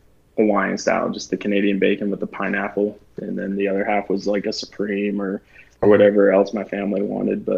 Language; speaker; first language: English; native; English